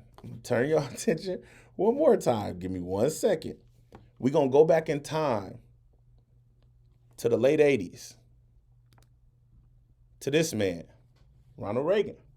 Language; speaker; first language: English; native; English